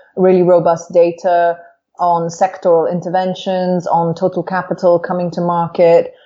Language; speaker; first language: English; native; English